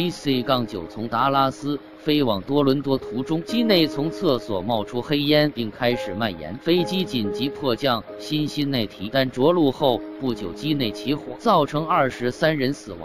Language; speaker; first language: Chinese; native; Chinese